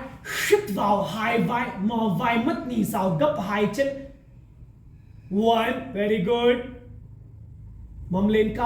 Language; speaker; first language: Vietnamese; non-native, learner; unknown